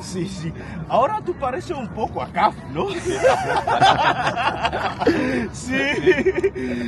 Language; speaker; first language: Spanish; non-native, learner; Haitian Creole